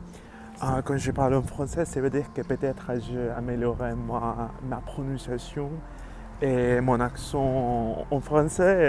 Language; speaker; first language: French; non-native, learner; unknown